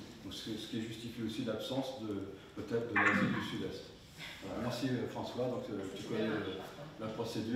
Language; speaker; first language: French; native; French